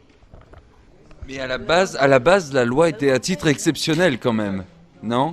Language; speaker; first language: French; native; French